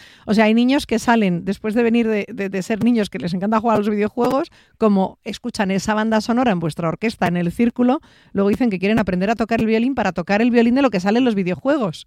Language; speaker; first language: Spanish; native; Spanish